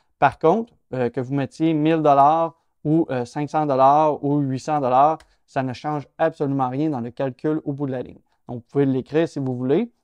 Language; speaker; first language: French; native; French